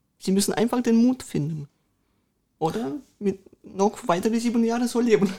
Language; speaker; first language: German; early bilingual, other home language; Russian